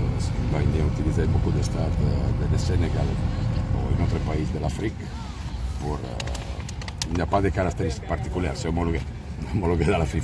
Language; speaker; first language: French; non-native, learner; Italian